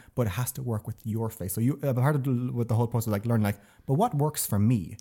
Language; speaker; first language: English; native; English